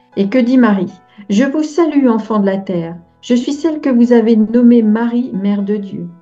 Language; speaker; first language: French; native; French